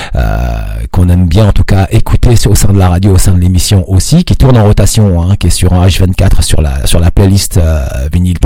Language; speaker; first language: French; non-native, local second language; Arabic